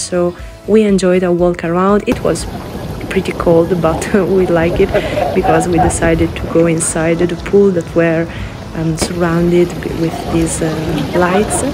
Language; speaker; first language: English; non-native, fluent; Italian